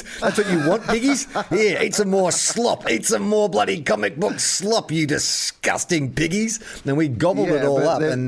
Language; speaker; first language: English; native; English